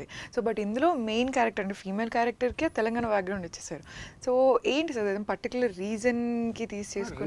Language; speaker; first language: Telugu; native; Telugu